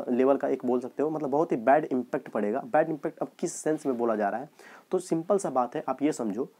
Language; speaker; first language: Hindi; native; Hindi